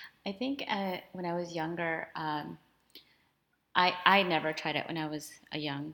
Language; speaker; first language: English; early bilingual, other home language; Spanish